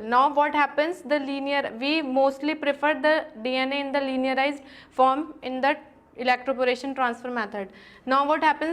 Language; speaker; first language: English; non-native, local second language; Hindi